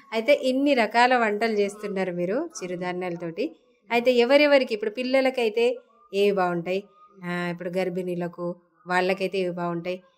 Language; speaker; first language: Telugu; native; Telugu